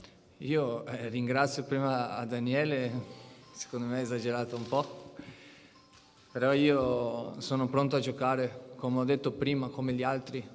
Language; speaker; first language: Italian; non-native, fluent; Portuguese